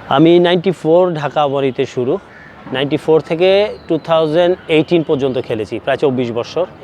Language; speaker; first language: Bangla; native; Bangla